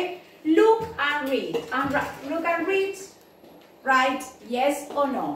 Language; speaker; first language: English; non-native, fluent; Spanish